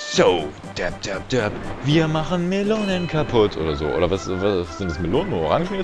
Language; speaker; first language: German; native; German